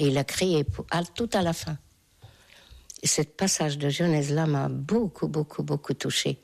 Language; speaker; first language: French; non-native, fluent; Hungarian